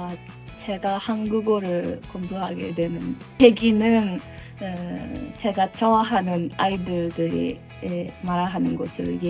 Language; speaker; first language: Korean; non-native, learner; Japanese